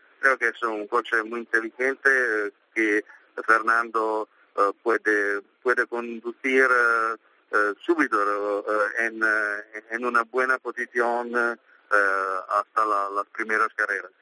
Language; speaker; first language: Spanish; non-native, learner; Italian